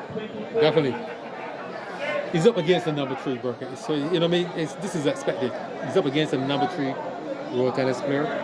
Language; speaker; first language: English; native; English